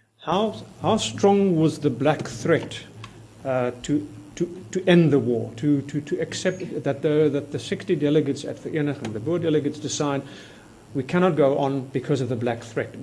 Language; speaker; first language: English; non-native, local second language; Afrikaans